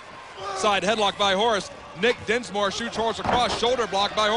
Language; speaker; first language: English; native; English